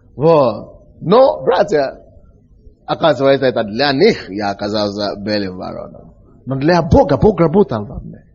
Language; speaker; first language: Russian; non-native, fluent; Yoruba